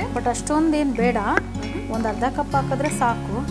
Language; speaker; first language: Kannada; non-native, local second language; Konkani